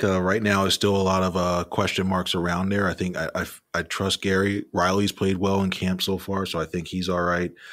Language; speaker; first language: English; native; English